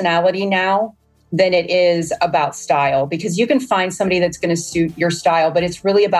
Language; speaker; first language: English; native; English